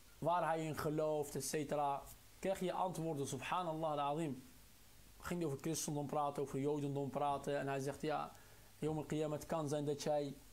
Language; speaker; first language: Dutch; non-native, local second language; Arabic